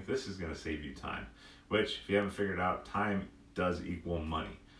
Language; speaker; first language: English; native; English